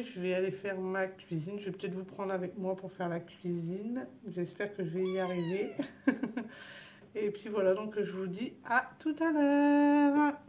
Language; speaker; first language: French; native; French